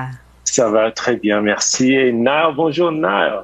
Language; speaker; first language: French; non-native, fluent; English